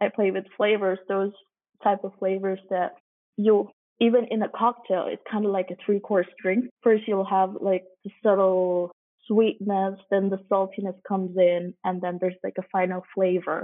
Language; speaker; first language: English; non-native, local second language; Cantonese